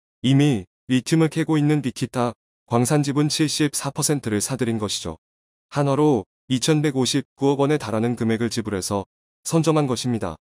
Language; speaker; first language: Korean; native; Korean